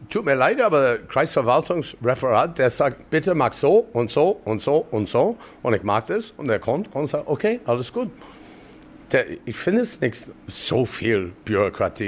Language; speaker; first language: German; non-native, fluent; English